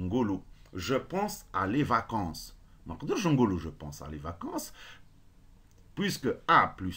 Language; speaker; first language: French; non-native, local second language; Arabic